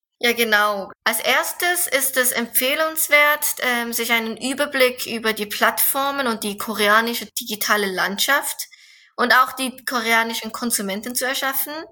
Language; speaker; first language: German; non-native, fluent; Korean